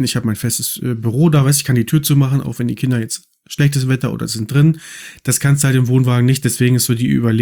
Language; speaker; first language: German; native; German